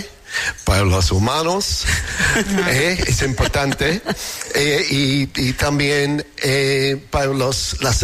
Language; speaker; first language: Spanish; non-native, learner; English